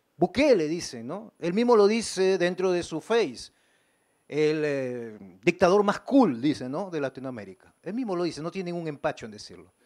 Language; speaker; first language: Spanish; native; Spanish